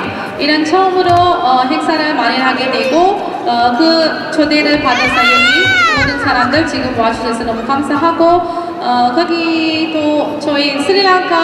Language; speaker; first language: Korean; non-native, fluent; Sinhala